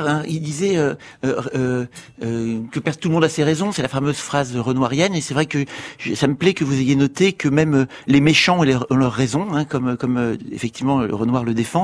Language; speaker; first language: French; native; French